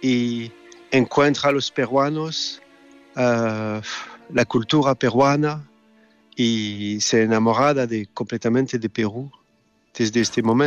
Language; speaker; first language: Spanish; non-native, fluent; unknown